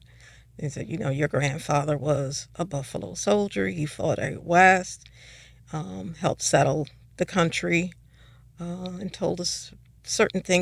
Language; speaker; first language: English; native; English